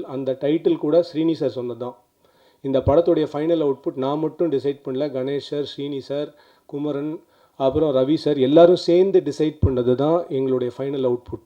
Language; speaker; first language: Tamil; native; Tamil